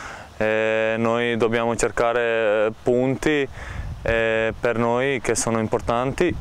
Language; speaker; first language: Italian; non-native, learner; Croatian